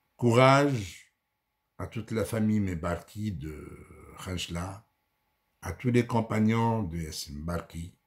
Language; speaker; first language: French; non-native, local second language; Arabic